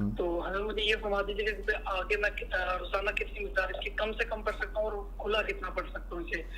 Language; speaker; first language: Urdu; native; Urdu